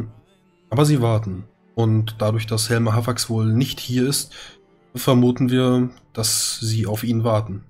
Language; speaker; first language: German; native; German